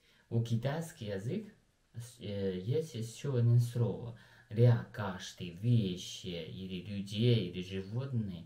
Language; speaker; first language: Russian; non-native, learner; Chinese